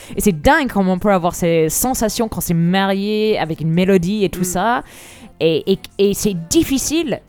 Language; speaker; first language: French; early bilingual, other home language; English